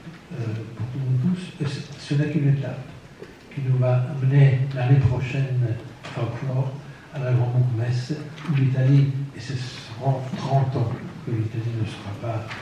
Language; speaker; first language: French; non-native, fluent; Italian